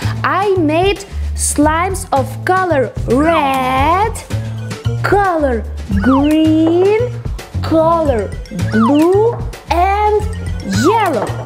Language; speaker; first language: English; non-native, fluent; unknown